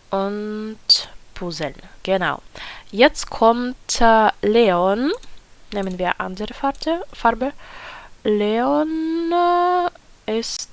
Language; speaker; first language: German; non-native, learner; Ukrainian